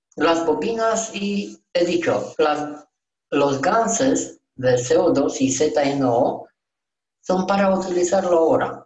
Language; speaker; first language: Spanish; non-native, learner; Romanian